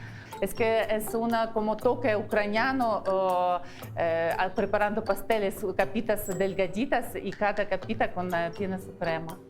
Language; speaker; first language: Spanish; non-native, learner; Ukrainian